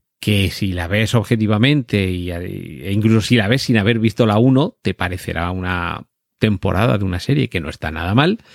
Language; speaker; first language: Spanish; native; Spanish